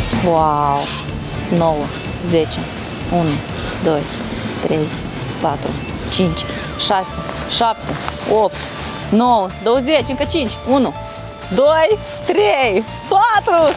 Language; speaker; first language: Romanian; native; Romanian